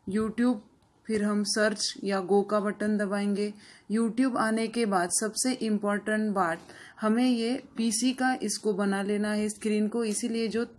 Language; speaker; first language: Hindi; non-native, local second language; Marathi